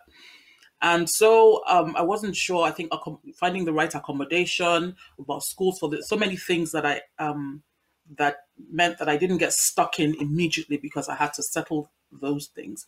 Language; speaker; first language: English; non-native, local second language; Yoruba